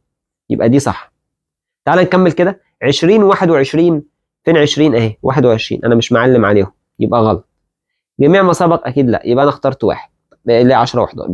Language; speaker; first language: Arabic; native; Arabic